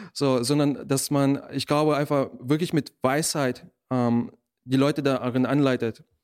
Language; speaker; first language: German; early bilingual, other home language; Russian